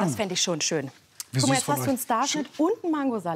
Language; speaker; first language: German; native; German